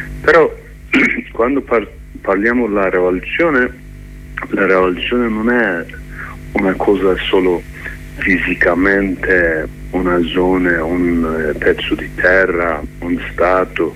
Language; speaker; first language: Italian; non-native, learner; Kurdish